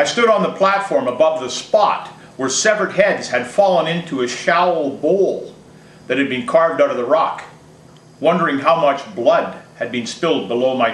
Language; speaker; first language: English; native; English